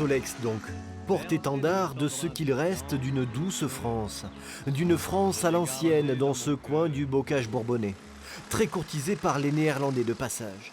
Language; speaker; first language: French; native; French